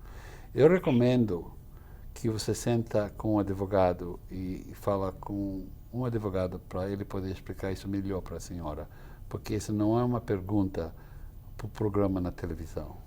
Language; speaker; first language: Portuguese; non-native, fluent; English